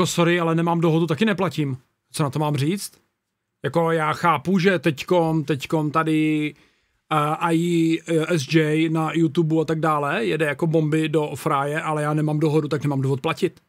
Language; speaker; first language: Czech; native; Czech